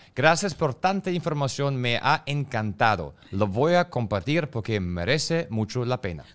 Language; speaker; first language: Spanish; non-native, fluent; German